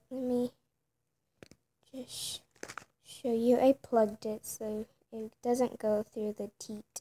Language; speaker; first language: English; native; English